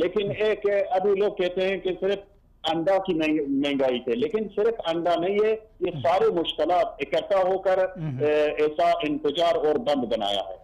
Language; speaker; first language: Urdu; non-native, learner; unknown